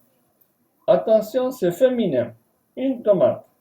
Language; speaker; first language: French; non-native, fluent; Spanish